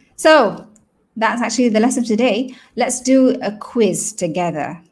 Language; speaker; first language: English; non-native, local second language; Malay